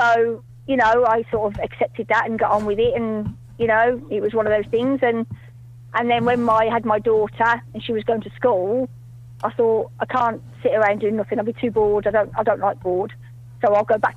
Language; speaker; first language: English; native; English